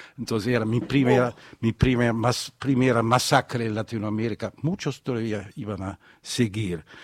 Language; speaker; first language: Spanish; non-native, fluent; Dutch